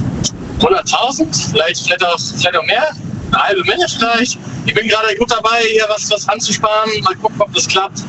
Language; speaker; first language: German; native; German